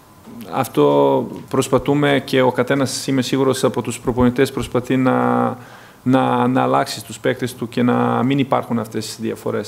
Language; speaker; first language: Greek; non-native, fluent; Serbian